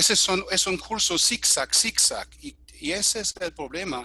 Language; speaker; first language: Spanish; non-native, fluent; German